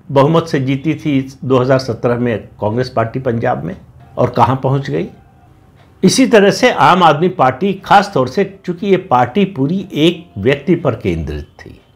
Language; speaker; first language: Hindi; native; Hindi